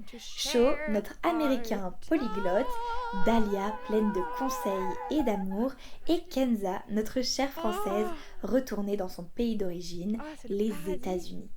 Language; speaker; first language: French; native; French